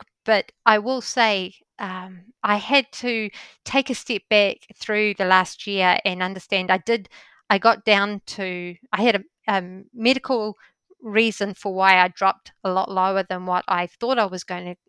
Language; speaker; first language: English; native; English